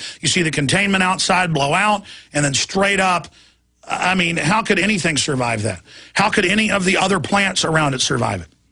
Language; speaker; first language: English; native; English